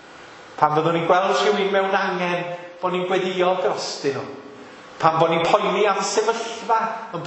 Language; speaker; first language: Welsh; native; Welsh